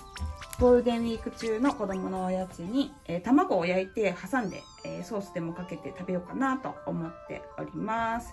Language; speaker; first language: Japanese; native; Japanese